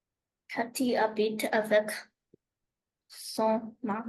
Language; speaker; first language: French; non-native, learner; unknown